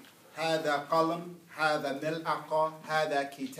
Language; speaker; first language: Arabic; non-native, fluent; English